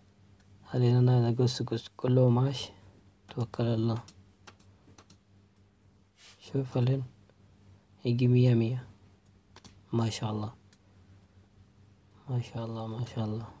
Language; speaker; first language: Arabic; non-native, learner; Urdu